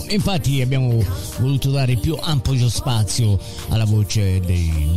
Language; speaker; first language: Italian; native; Italian